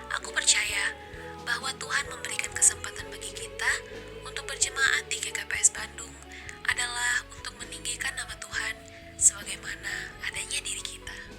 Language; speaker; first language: Indonesian; native; Indonesian